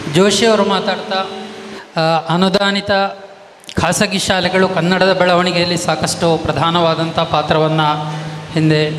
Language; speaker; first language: Kannada; non-native, local second language; Marathi